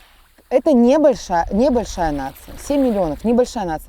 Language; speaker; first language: Russian; native; Russian